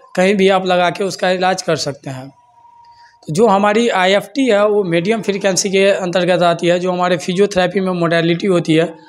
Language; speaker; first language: Hindi; native; Hindi